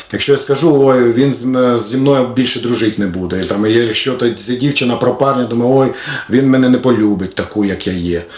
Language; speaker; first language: Ukrainian; non-native, local second language; Russian